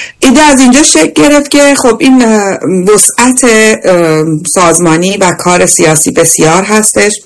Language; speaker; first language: Persian; native; Persian